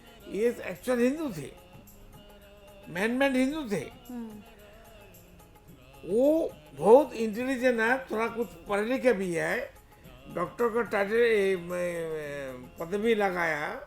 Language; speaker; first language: Hindi; non-native, local second language; Bangla